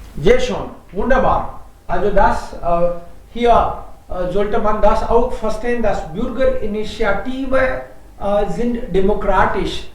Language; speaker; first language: German; non-native, fluent; Hindi